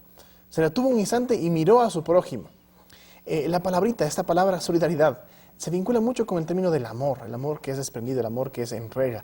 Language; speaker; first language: Spanish; native; Spanish